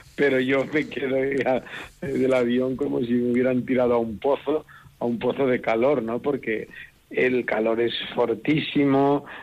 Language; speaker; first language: Spanish; native; Spanish